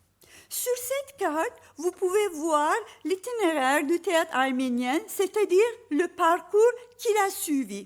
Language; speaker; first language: French; non-native, fluent; Turkish